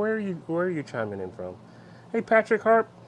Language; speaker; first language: English; native; English